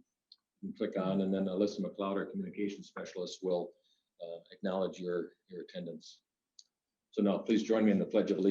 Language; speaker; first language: English; native; English